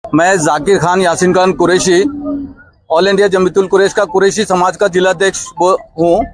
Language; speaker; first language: Hindi; non-native, local second language; Marathi